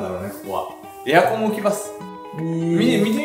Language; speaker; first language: Japanese; native; Japanese